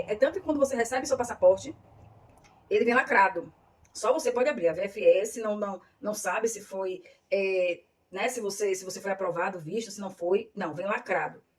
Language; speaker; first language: Portuguese; native; Portuguese